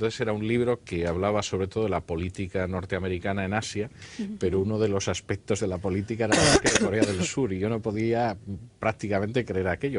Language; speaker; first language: Spanish; native; Spanish